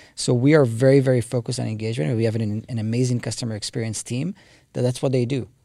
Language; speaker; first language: English; non-native, fluent; Hebrew